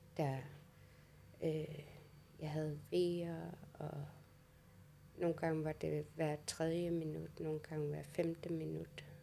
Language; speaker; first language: Danish; non-native, local second language; Kalaallisut